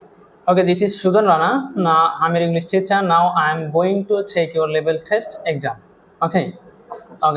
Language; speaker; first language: English; non-native, fluent; Bangla